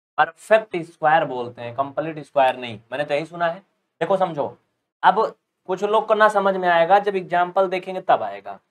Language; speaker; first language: Hindi; native; Hindi